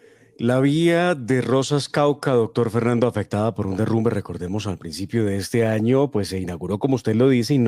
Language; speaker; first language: Spanish; native; Spanish